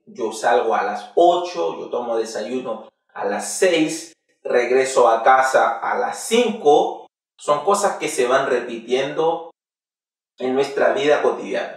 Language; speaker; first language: Spanish; non-native, fluent; Haitian Creole